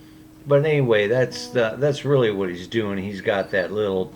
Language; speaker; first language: English; native; English